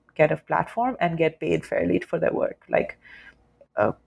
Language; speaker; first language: English; non-native, local second language; Urdu